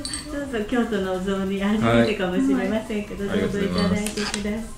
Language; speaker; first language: Japanese; native; Japanese